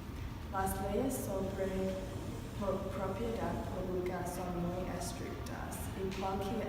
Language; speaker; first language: Spanish; non-native, learner; English